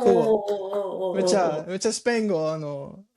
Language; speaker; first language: Japanese; non-native, learner; English